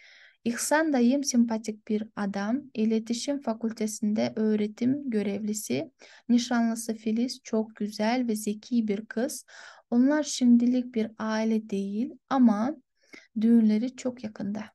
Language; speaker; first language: Turkish; non-native, fluent; Kyrgyz